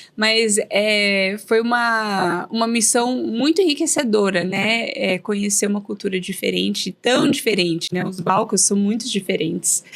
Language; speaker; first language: Portuguese; native; Portuguese